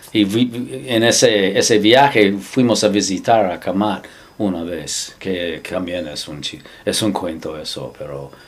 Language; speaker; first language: Spanish; non-native, fluent; English